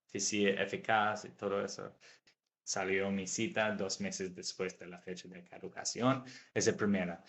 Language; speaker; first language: Spanish; non-native, fluent; English